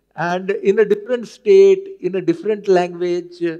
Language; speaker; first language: English; non-native, local second language; Marathi